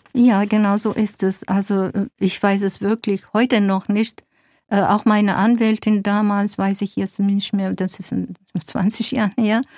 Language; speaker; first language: German; non-native, fluent; Zaza